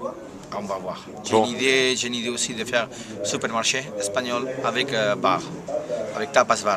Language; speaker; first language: French; non-native, learner; Spanish